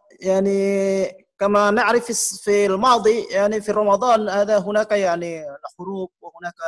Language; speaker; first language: Arabic; non-native, learner; Indonesian